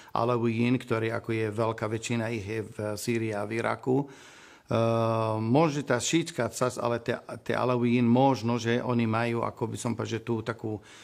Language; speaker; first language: Slovak; non-native, learner; Arabic